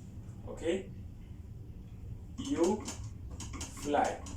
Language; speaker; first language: English; non-native, learner; Haitian Creole